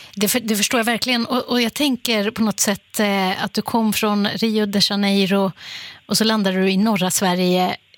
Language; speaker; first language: Swedish; native; Swedish